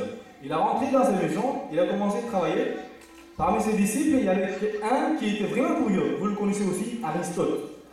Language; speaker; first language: French; non-native, fluent; Uzbek